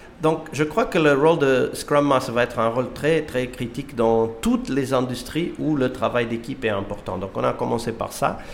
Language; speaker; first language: French; non-native, fluent; Portuguese